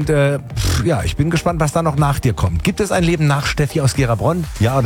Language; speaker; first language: German; native; German